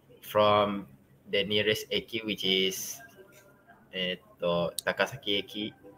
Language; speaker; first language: English; non-native, local second language; Malay